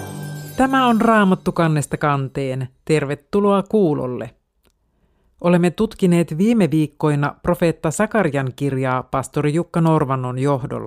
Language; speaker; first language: Finnish; native; Finnish